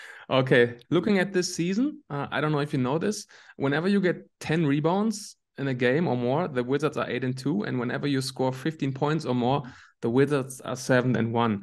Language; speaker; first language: English; non-native, fluent; German